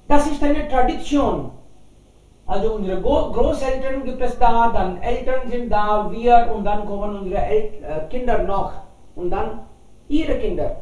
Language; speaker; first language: German; non-native, learner; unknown